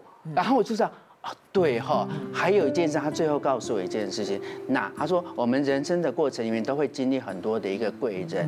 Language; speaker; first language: Chinese; native; Chinese